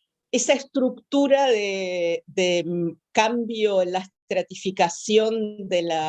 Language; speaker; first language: Spanish; native; Spanish